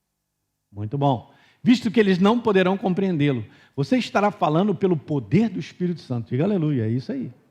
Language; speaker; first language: Portuguese; native; Portuguese